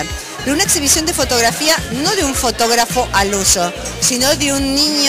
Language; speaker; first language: Spanish; native; Spanish